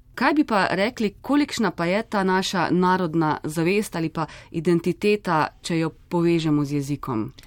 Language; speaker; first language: Slovenian; native; Slovenian